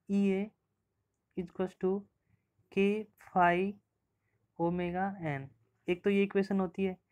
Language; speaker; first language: Hindi; native; Hindi